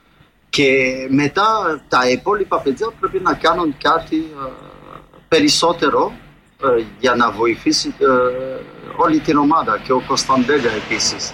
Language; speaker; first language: Greek; non-native, fluent; French